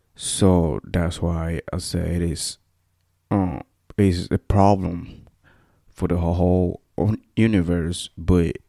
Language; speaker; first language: English; non-native, fluent; Spanish